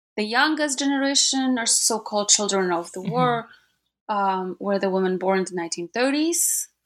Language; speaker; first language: English; non-native, fluent; Polish